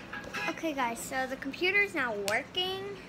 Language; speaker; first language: English; native; English